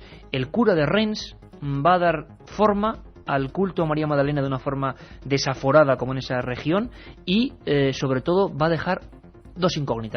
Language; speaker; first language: Spanish; native; Spanish